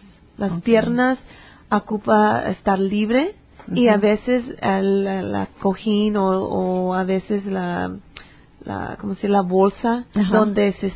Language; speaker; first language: Spanish; early bilingual, heritage; English